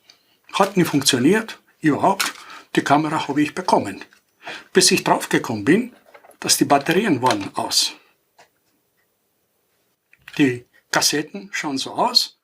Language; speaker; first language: German; non-native, fluent; Greek